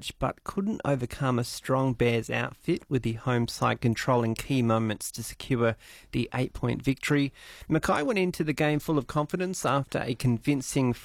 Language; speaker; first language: English; native; English